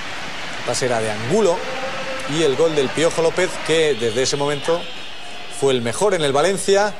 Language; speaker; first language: Spanish; native; Spanish